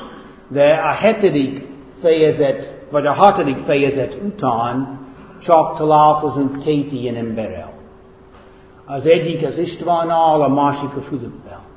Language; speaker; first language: Hungarian; non-native, fluent; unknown